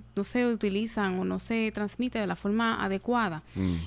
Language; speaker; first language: Spanish; native; Spanish